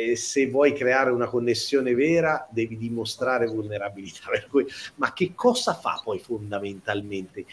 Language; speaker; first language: Italian; native; Italian